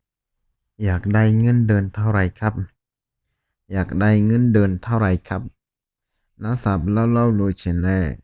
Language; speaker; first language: Thai; non-native, fluent; Burmese